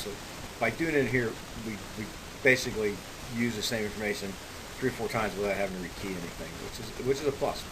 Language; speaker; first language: English; native; English